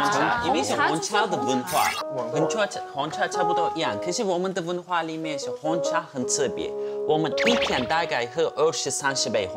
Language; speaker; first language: Chinese; non-native, fluent; Turkish